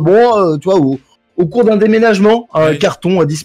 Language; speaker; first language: French; native; French